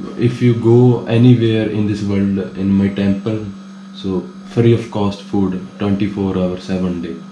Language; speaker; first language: English; non-native, local second language; Punjabi